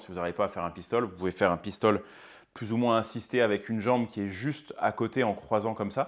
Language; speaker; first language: French; native; French